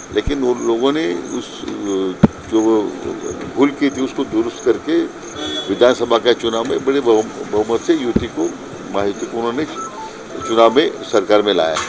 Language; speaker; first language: Hindi; non-native, local second language; Marathi